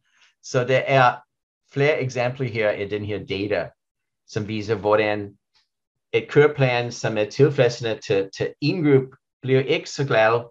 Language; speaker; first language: Danish; non-native, learner; English